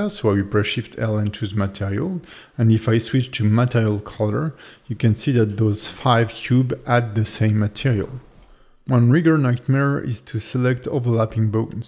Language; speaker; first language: English; non-native, fluent; French